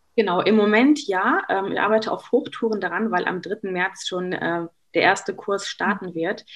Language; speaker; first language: German; early bilingual, other home language; Arabic